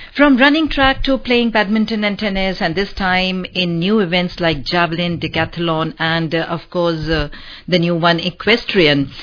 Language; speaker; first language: English; non-native, local second language; Hindi